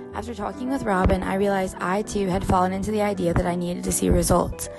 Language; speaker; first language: English; native; English